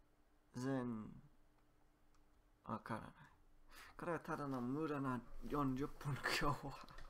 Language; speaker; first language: Japanese; non-native, learner; English